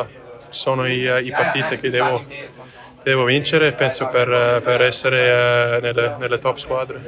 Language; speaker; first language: Italian; non-native, fluent; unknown